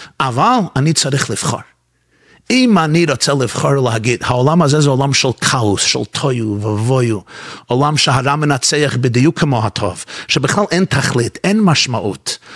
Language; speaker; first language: Hebrew; non-native, fluent; English